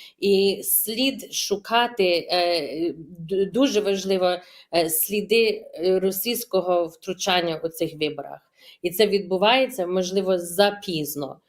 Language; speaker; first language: Ukrainian; early bilingual, heritage; Ukrainian